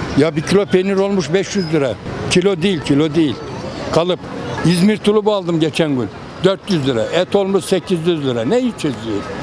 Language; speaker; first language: Turkish; native; Turkish